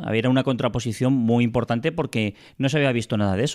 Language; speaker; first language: Spanish; native; Spanish